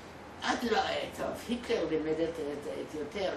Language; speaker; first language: Hebrew; non-native, fluent; Polish